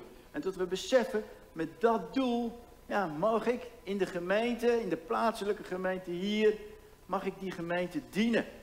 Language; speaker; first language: Dutch; native; Dutch